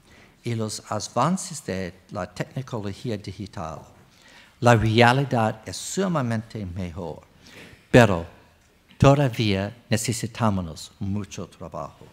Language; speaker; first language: Spanish; non-native, fluent; English